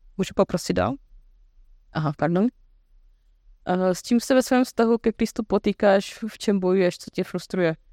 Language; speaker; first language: Czech; native; Czech